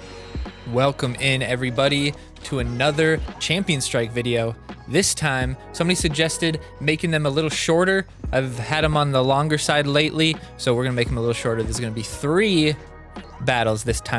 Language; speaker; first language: English; native; English